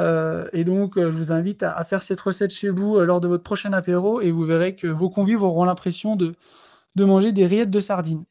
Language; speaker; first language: French; native; French